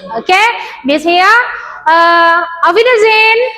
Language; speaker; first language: German; non-native, learner; Indonesian